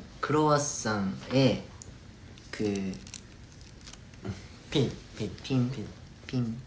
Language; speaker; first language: Korean; non-native, fluent; Japanese